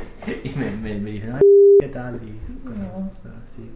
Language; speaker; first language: Spanish; non-native, fluent; English